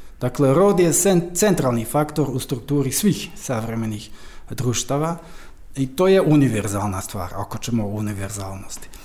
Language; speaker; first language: Croatian; non-native, fluent; Dutch